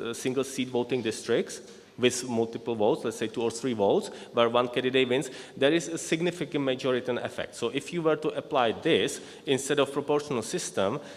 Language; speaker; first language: English; non-native, fluent; Czech